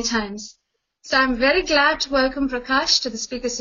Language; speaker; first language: English; non-native, local second language; Tamil